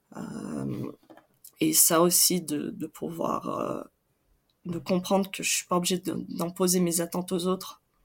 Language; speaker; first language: French; non-native, fluent; Portuguese